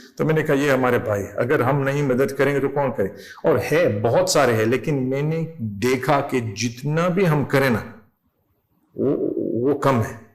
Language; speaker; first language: Urdu; non-native, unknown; English